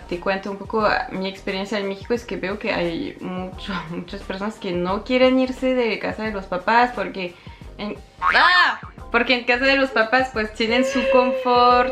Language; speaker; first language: Spanish; non-native, fluent; French